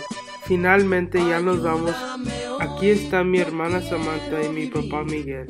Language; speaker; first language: Spanish; non-native, learner; English